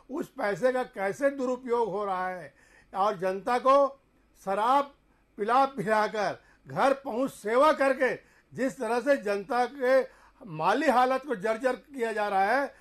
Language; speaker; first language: Hindi; native; Hindi